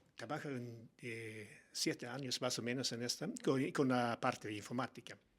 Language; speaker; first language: Spanish; non-native, learner; Swedish